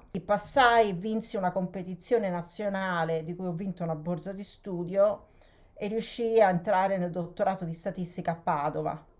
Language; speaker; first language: Italian; native; Italian